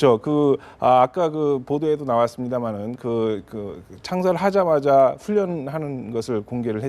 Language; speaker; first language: Korean; native; Korean